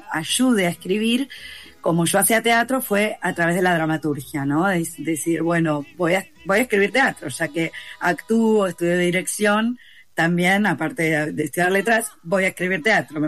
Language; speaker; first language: Spanish; native; Spanish